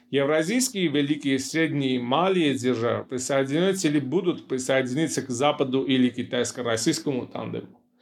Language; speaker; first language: Russian; non-native, local second language; Armenian